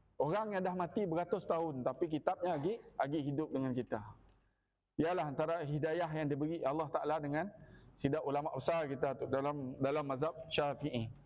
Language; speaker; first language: Malay; non-native, local second language; Iban